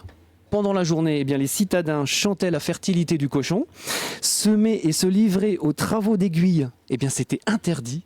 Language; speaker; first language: French; native; French